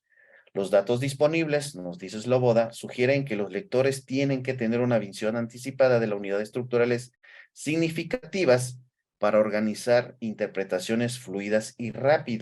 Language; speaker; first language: Spanish; native; Spanish